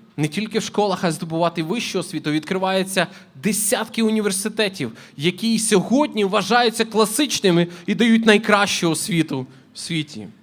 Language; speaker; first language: Ukrainian; native; Ukrainian